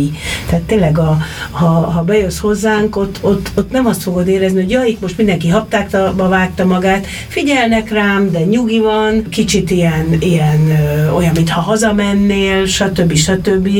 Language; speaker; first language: Hungarian; native; Hungarian